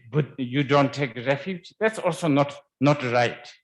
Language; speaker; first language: English; non-native, fluent; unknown